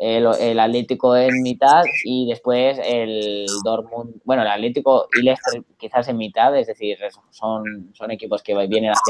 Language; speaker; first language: Spanish; native; Spanish